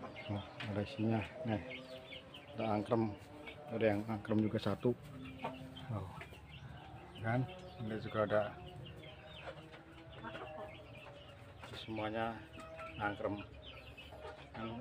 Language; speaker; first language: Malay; non-native, local second language; Javanese